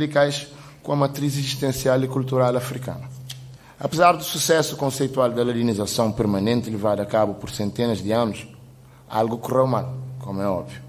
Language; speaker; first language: Portuguese; non-native, local second language; Kabuverdianu